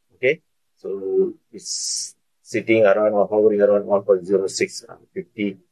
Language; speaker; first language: English; non-native, local second language; Malay